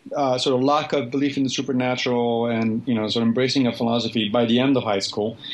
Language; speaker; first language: English; non-native, fluent; Italian